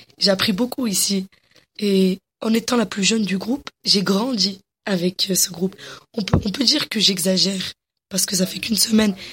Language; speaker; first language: French; early bilingual, other home language; Arabic